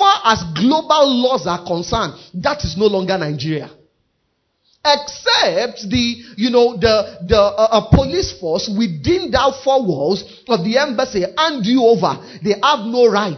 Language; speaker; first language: English; non-native, local second language; Yoruba